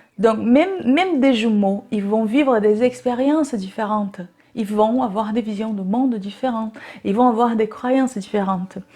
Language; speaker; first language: French; non-native, fluent; Portuguese